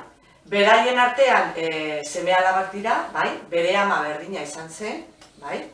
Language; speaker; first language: Basque; non-native, local second language; Spanish